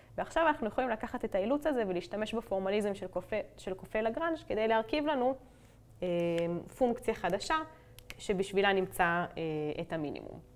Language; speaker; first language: Hebrew; native; Hebrew